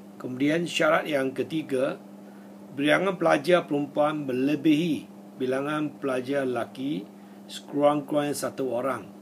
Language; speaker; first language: Malay; non-native, local second language; Chinese